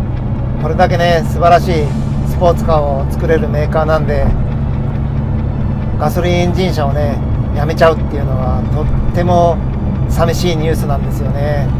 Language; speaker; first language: Japanese; native; Japanese